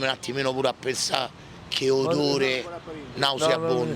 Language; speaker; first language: Italian; native; Italian